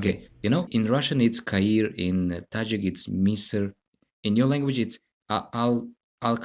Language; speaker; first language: English; non-native, fluent; Tajik